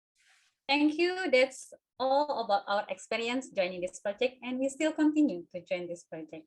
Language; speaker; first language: English; non-native, fluent; Indonesian